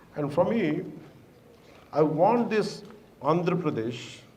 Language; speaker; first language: English; non-native, local second language; Telugu